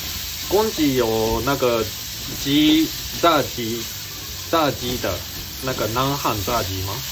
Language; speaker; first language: Chinese; non-native, fluent; Japanese